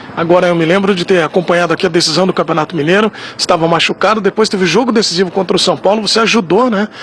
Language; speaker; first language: Portuguese; native; Portuguese